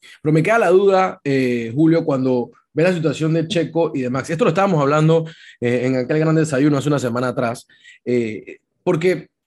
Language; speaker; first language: Spanish; native; Spanish